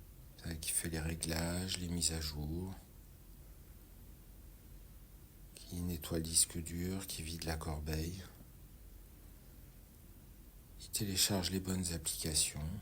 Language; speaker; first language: French; native; French